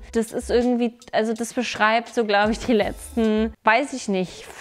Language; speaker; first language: German; native; German